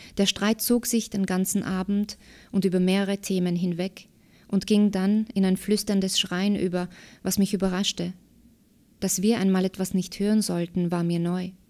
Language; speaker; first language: German; early bilingual, other home language; Slovak